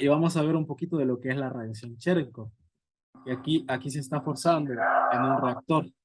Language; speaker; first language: Spanish; native; Spanish